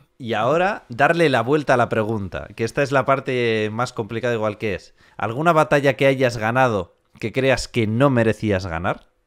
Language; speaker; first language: Spanish; native; Spanish